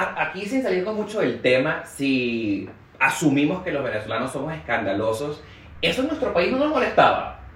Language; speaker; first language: Spanish; native; Spanish